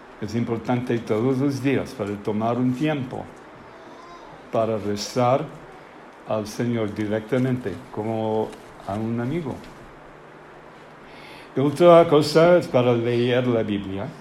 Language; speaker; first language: Spanish; non-native, fluent; English